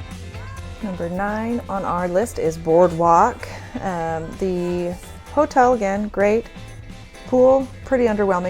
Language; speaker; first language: English; native; English